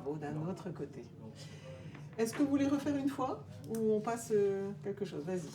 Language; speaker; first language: French; native; French